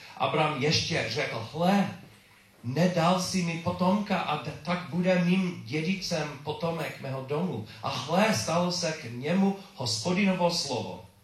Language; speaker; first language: Czech; non-native, learner; English